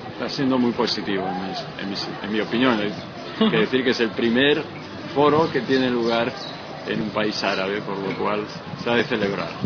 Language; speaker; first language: Spanish; early bilingual, other home language; Arabic